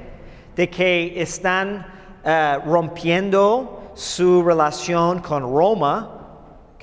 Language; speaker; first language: Spanish; non-native, fluent; English